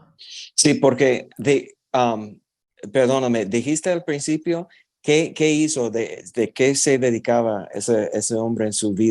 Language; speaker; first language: Spanish; non-native, fluent; English